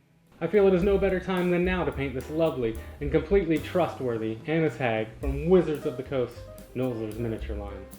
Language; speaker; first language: English; native; English